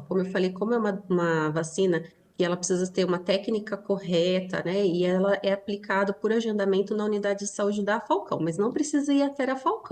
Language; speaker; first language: Portuguese; native; Portuguese